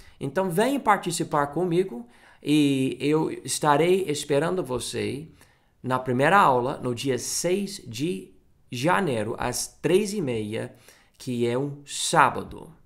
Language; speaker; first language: Portuguese; non-native, fluent; English